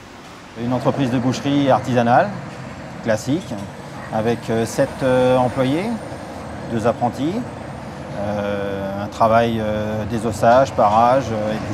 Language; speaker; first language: French; native; French